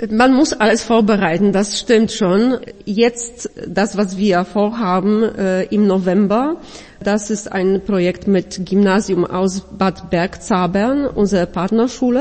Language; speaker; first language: German; non-native, fluent; Polish